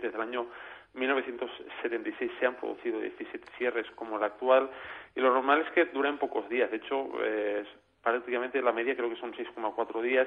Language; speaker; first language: Spanish; native; Spanish